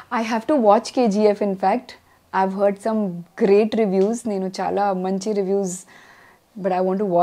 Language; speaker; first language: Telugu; non-native, local second language; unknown